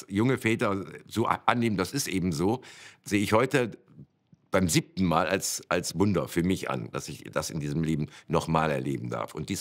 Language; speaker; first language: German; native; German